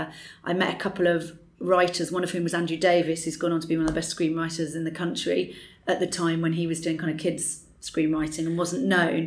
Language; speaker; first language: English; native; English